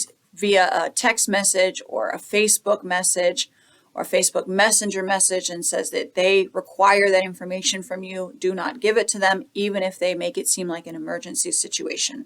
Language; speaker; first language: English; native; English